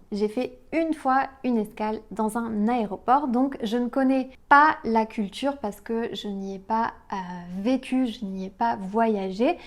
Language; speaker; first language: French; native; French